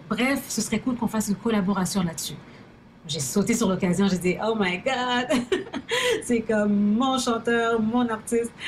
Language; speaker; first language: French; early bilingual, other home language; Haitian Creole